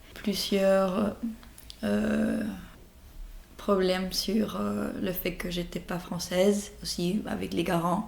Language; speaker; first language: French; non-native, fluent; Spanish